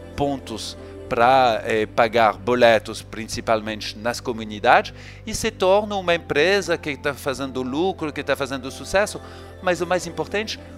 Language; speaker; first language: Portuguese; non-native, fluent; French